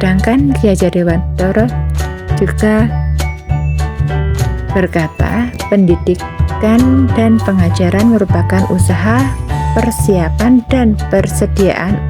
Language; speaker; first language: Indonesian; native; Indonesian